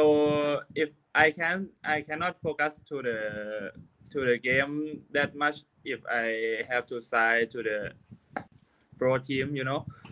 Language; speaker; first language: English; non-native, learner; Thai